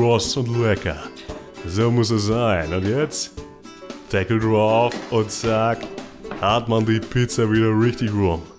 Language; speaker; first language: German; native; German